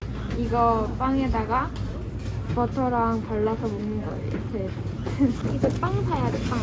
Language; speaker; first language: Korean; non-native, fluent; Russian